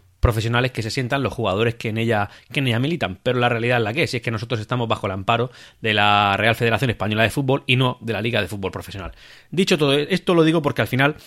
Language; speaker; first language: Spanish; native; Spanish